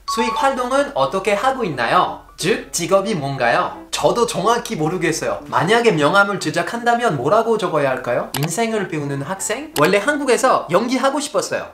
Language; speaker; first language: Korean; non-native, fluent; French